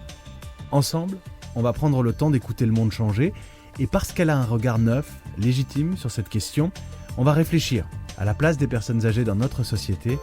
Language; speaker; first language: French; native; French